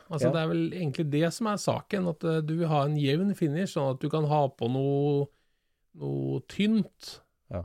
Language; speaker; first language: Norwegian; native; Norwegian